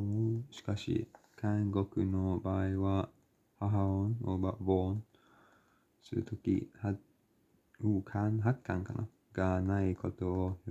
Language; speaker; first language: Japanese; non-native, learner; English